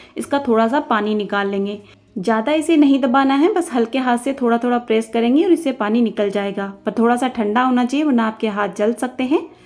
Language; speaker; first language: Hindi; native; Hindi